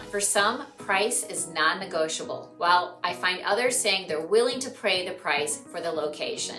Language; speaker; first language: English; native; English